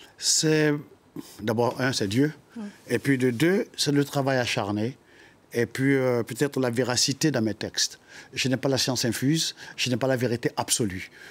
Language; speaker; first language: French; non-native, local second language; Dyula